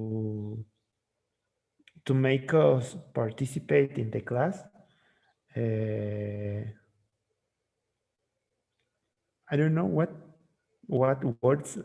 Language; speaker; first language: English; non-native, learner; Spanish